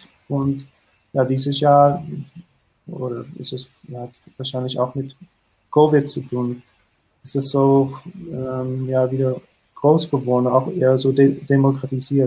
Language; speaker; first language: German; non-native, fluent; Dutch